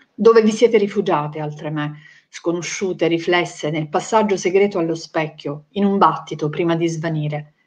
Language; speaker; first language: Italian; native; Italian